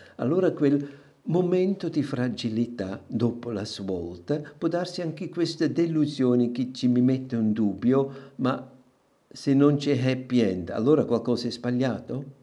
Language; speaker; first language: Italian; non-native, local second language; German